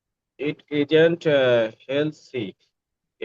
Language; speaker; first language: English; non-native, learner; Bangla